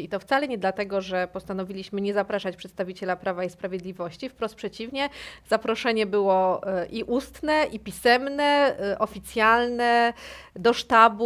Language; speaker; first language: Polish; native; Polish